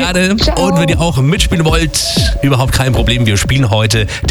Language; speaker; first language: German; native; German